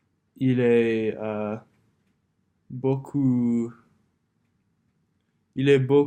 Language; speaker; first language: French; non-native, learner; English